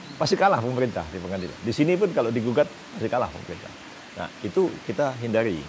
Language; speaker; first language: Indonesian; native; Indonesian